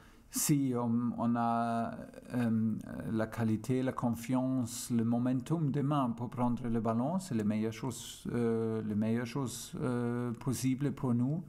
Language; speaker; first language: French; non-native, fluent; German